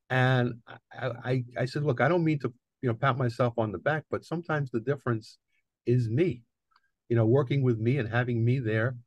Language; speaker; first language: English; native; English